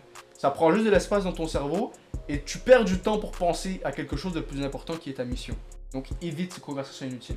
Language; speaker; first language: French; native; French